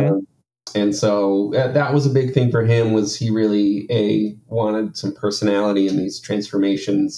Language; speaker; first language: English; native; English